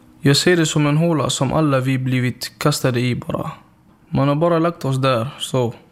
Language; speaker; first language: Swedish; early bilingual, other home language; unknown